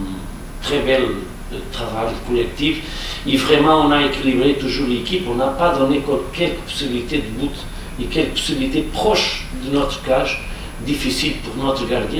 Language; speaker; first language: French; non-native, fluent; Portuguese